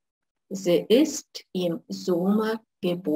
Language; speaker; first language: German; non-native, fluent; Russian